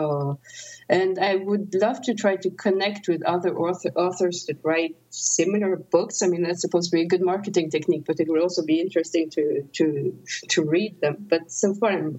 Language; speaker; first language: English; non-native, fluent; Norwegian